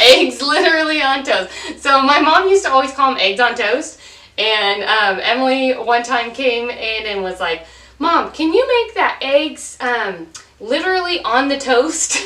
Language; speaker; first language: English; native; English